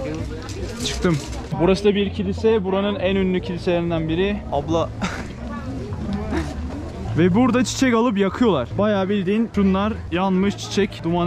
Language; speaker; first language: Turkish; native; Turkish